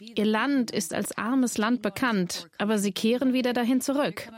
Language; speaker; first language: German; non-native, fluent; English